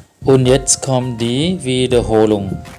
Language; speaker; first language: German; non-native, fluent; Thai